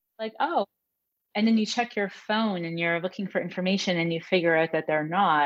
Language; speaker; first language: English; native; English